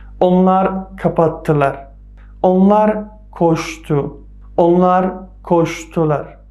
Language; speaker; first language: Turkish; non-native, fluent; Persian